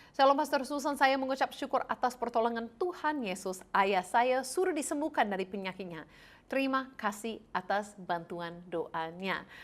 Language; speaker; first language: Indonesian; non-native, fluent; English